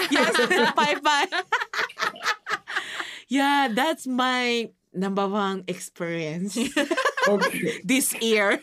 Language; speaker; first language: English; non-native, learner; Japanese